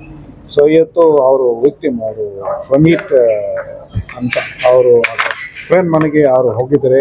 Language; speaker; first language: Kannada; non-native, local second language; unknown